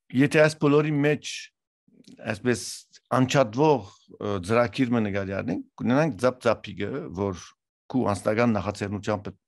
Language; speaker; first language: Armenian; early bilingual, heritage; Armenian